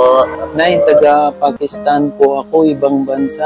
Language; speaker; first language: Filipino; non-native, learner; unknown